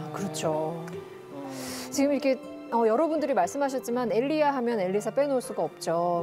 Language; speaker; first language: Korean; native; Korean